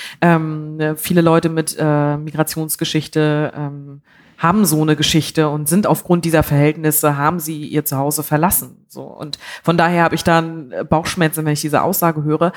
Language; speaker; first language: German; early bilingual, other home language; Bambara